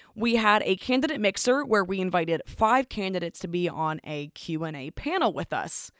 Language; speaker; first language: English; native; English